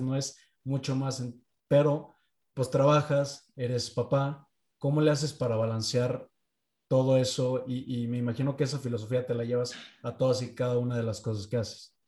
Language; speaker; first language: Spanish; native; Spanish